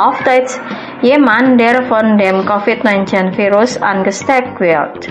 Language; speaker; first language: German; non-native, fluent; Indonesian